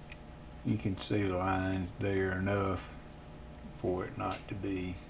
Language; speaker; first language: English; native; English